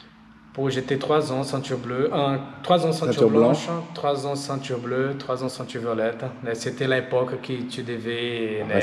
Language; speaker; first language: French; non-native, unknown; Portuguese